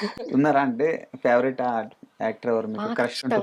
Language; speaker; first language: Telugu; native; Telugu